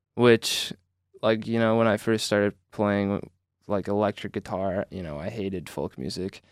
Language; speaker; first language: English; native; English